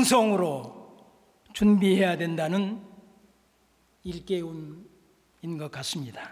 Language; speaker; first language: Korean; native; Korean